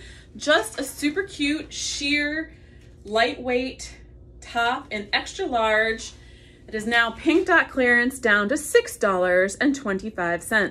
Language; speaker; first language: English; native; English